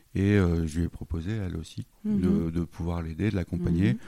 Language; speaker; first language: French; native; French